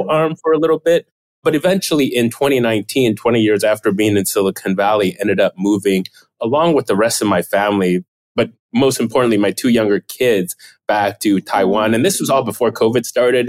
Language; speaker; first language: English; early bilingual, other home language; Chinese